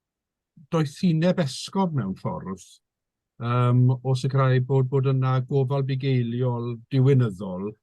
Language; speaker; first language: Welsh; native; Welsh